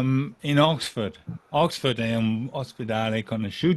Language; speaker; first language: Italian; non-native, fluent; English